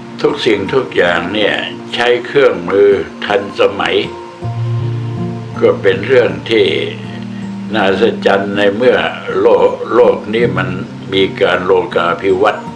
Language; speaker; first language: Thai; native; Thai